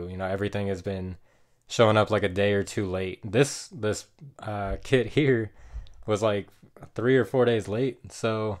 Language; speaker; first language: English; native; English